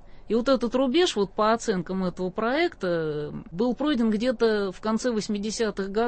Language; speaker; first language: Russian; native; Russian